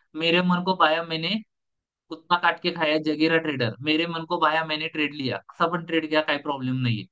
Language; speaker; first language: Hindi; non-native, local second language; Marathi